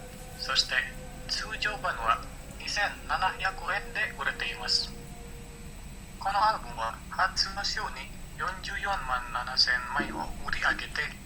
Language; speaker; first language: Japanese; non-native, learner; Indonesian